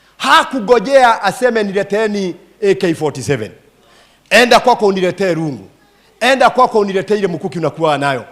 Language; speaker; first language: Swahili; non-native, local second language; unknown